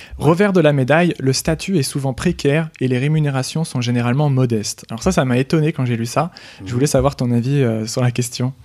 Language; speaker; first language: French; native; French